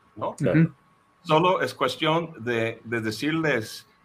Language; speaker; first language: Spanish; non-native, fluent; English